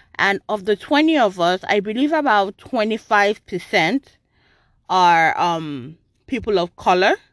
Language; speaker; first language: English; non-native, local second language; Yoruba